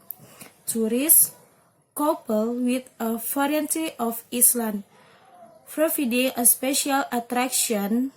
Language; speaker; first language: English; non-native, learner; Indonesian